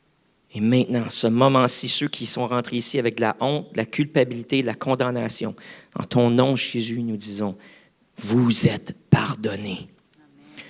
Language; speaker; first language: French; native; French